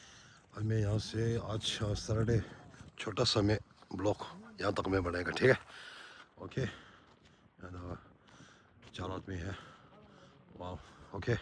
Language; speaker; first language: Hindi; non-native, local second language; Tibetan